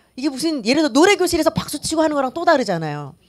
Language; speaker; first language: Korean; native; Korean